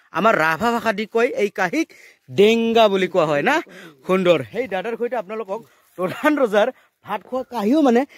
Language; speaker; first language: Assamese; non-native, local second language; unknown